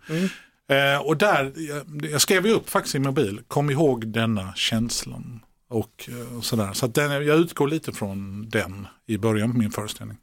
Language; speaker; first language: Swedish; native; Swedish